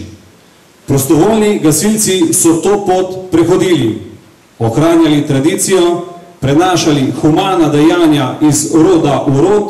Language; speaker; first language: Slovenian; native; Slovenian